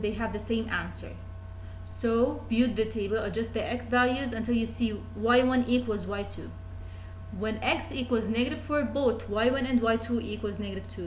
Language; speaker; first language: English; non-native, fluent; Arabic